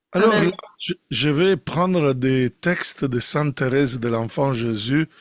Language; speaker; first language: French; non-native, fluent; Italian